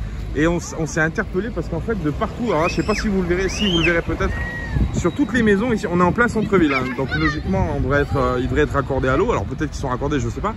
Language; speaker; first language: French; native; French